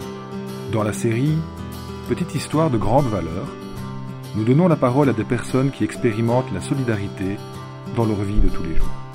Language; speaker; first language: French; native; French